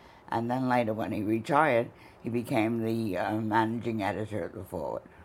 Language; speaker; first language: English; native; English